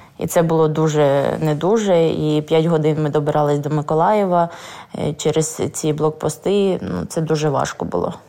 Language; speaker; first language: Ukrainian; native; Ukrainian